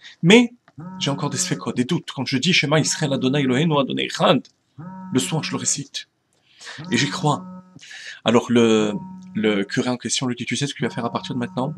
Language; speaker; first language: French; native; French